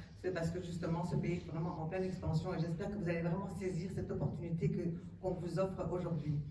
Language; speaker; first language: French; early bilingual, other home language; Arabic